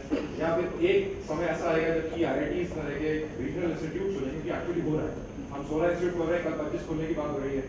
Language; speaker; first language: Hindi; native; Hindi